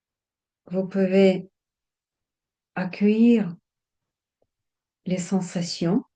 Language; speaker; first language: French; non-native, fluent; Russian